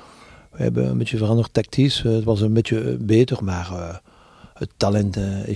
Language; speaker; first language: Dutch; non-native, local second language; French